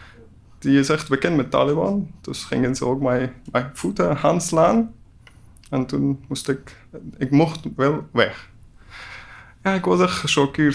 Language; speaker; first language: Dutch; non-native, learner; Persian